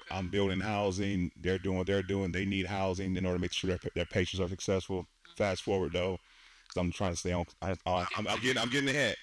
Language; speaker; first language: English; native; English